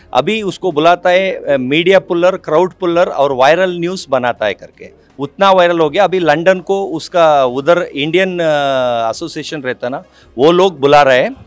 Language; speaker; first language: Hindi; non-native, local second language; Kannada